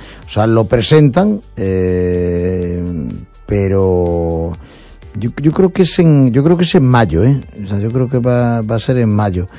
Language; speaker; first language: Spanish; native; Spanish